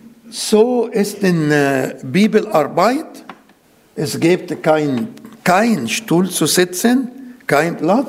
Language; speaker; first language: German; non-native, fluent; Arabic